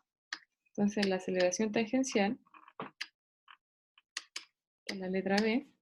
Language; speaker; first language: Spanish; native; Spanish